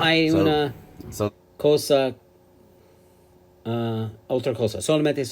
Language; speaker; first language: Spanish; non-native, learner; English